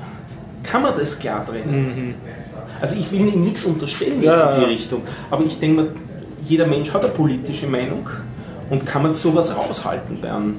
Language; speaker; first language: German; native; German